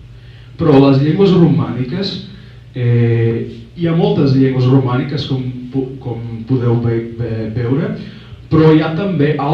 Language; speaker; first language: Catalan; non-native, fluent; Portuguese